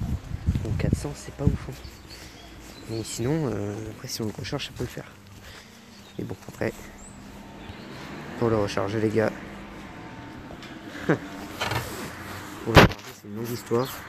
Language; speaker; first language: French; native; French